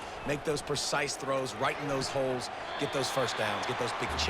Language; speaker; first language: English; native; English